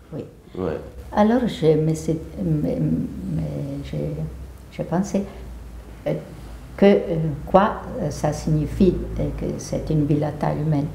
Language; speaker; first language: French; non-native, fluent; Italian